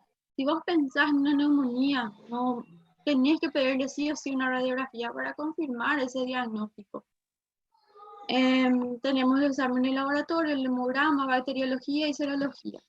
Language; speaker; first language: Spanish; native; Spanish